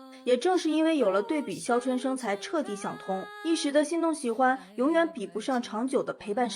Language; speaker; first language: Chinese; native; Chinese